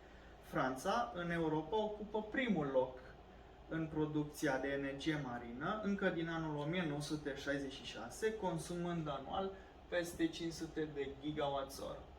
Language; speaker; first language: Romanian; native; Romanian